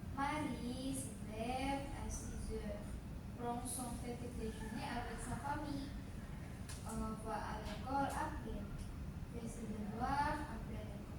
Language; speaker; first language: French; non-native, learner; Indonesian